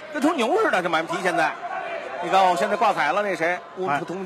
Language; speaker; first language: Chinese; native; Chinese